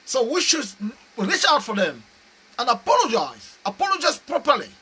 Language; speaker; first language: English; non-native, local second language; French